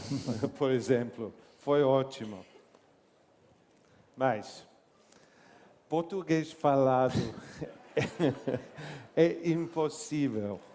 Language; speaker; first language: Portuguese; non-native, learner; English